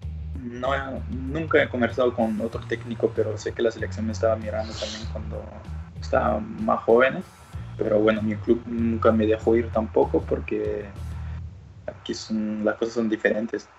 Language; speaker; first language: Spanish; early bilingual, other home language; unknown